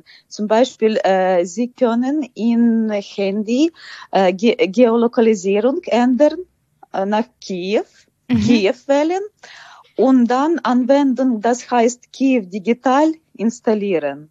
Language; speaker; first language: German; non-native, fluent; Ukrainian